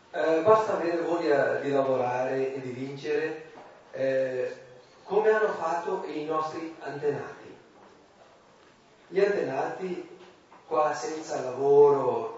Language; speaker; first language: Italian; non-native, learner; Portuguese